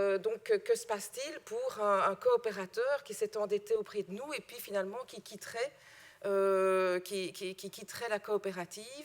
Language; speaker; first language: French; native; French